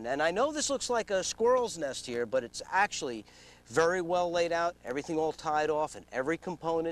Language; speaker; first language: English; native; English